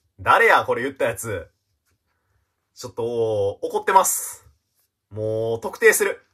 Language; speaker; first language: Japanese; native; Japanese